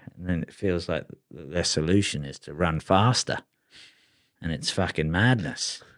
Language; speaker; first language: English; native; English